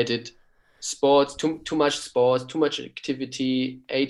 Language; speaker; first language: English; non-native, fluent; German